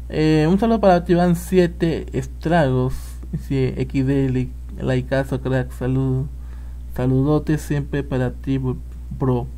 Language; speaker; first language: Spanish; native; Spanish